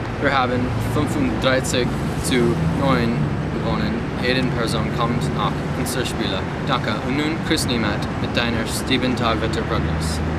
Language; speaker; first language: German; non-native, learner; English